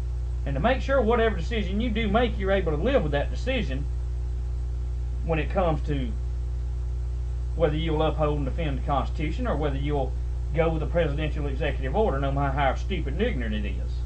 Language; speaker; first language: English; native; English